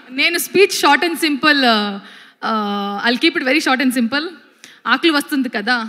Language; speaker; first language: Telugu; non-native, learner; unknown